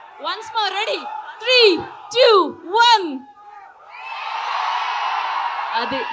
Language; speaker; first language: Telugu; native; Telugu